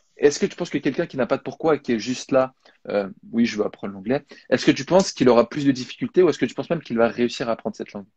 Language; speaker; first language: French; native; French